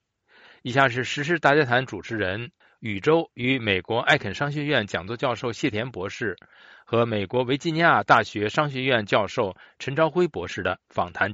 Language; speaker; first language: Chinese; native; Chinese